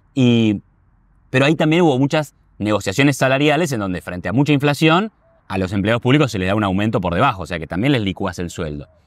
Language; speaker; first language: Spanish; native; Spanish